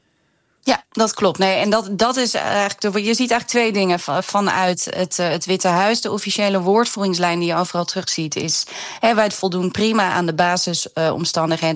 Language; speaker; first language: Dutch; native; Dutch